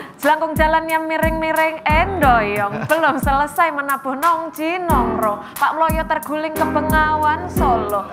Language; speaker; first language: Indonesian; native; Indonesian